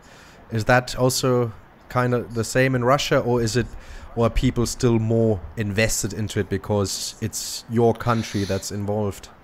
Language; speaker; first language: English; non-native, fluent; German